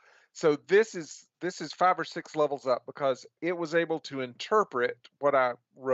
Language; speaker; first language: English; native; English